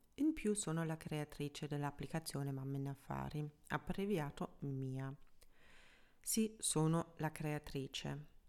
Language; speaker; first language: Italian; non-native, fluent; German